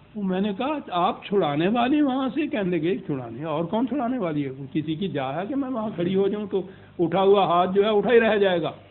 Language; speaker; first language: Urdu; non-native, local second language; Punjabi